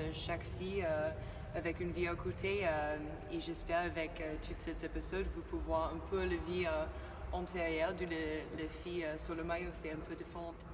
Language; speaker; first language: French; non-native, learner; English